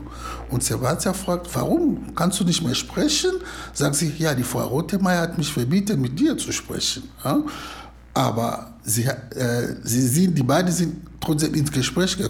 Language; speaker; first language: German; non-native, fluent; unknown